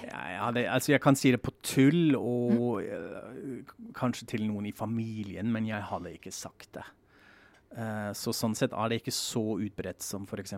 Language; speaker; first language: Norwegian; non-native, fluent; German